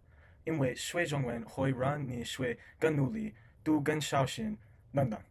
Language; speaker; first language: Chinese; non-native, learner; English